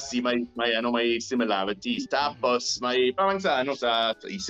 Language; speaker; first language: Filipino; non-native, learner; English